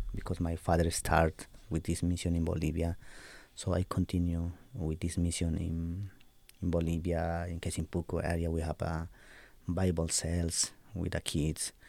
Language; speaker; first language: English; non-native, learner; Spanish